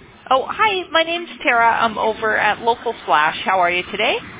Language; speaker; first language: English; native; English